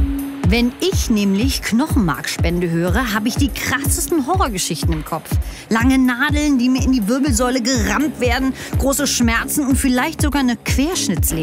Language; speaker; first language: German; native; German